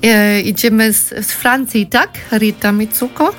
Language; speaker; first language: Polish; non-native, fluent; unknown